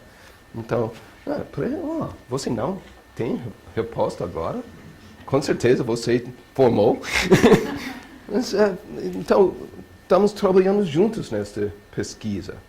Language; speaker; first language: Portuguese; non-native, learner; English